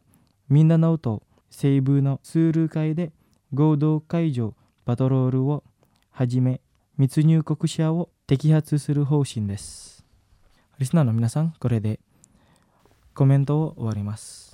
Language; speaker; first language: Japanese; non-native, fluent; Indonesian